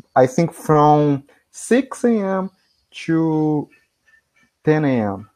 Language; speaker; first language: English; non-native, fluent; Portuguese